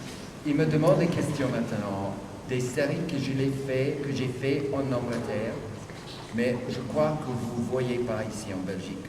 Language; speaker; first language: French; non-native, fluent; English